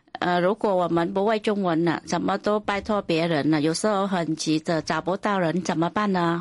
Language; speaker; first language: Chinese; non-native, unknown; Vietnamese